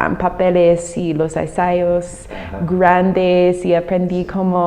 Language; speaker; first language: Spanish; non-native, fluent; English